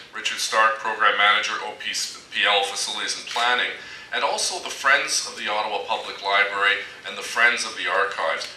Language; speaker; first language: English; native; English